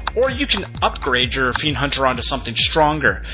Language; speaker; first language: English; native; English